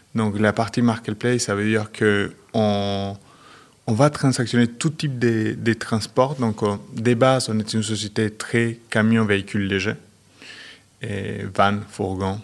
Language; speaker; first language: French; non-native, fluent; Spanish